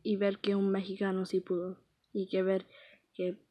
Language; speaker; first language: Spanish; early bilingual, heritage; Spanish